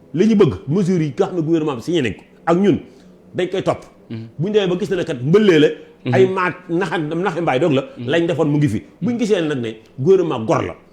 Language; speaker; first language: Wolof; native; Wolof